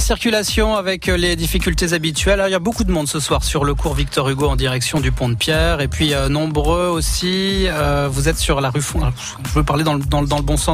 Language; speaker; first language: French; native; French